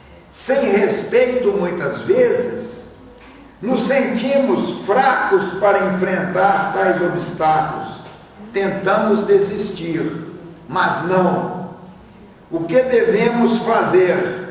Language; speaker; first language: Portuguese; native; Portuguese